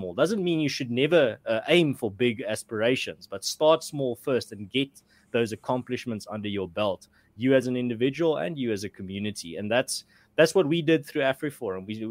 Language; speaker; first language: English; non-native, local second language; Afrikaans